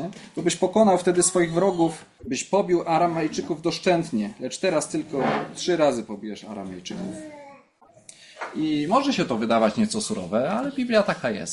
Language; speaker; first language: Polish; native; Polish